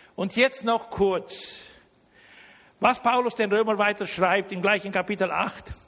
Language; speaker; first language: German; early bilingual, heritage; Romanian